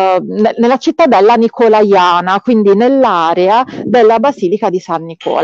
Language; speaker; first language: Italian; native; Italian